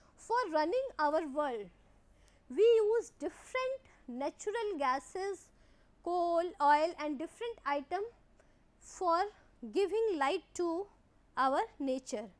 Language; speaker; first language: English; non-native, local second language; Hindi